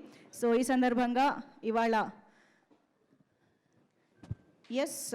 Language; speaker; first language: Telugu; native; Telugu